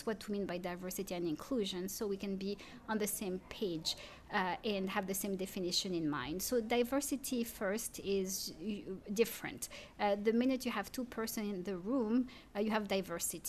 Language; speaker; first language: English; non-native, fluent; French